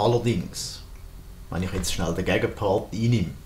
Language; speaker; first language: German; native; German